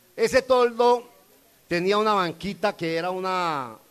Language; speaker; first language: Spanish; native; Spanish